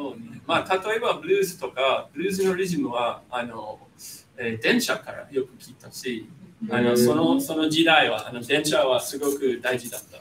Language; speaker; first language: Japanese; non-native, fluent; English